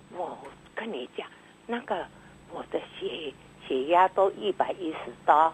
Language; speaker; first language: Chinese; non-native, local second language; Hakka Chinese